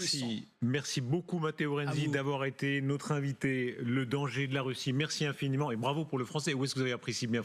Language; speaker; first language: French; native; French